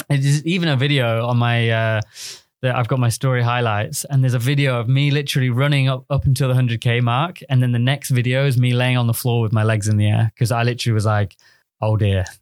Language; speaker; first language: English; native; English